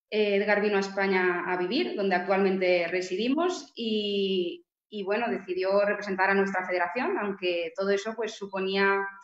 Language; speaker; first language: Spanish; native; Spanish